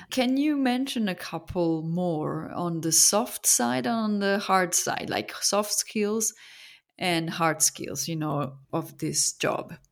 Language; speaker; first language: English; non-native, fluent; Italian